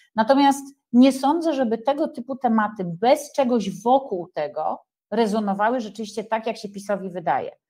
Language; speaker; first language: Polish; native; Polish